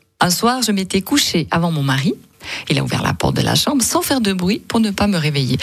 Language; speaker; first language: French; native; French